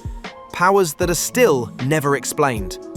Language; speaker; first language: English; native; English